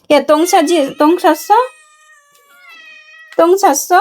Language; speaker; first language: Korean; non-native, learner; Bangla